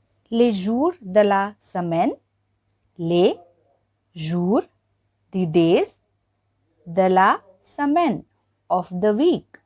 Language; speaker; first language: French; non-native, learner; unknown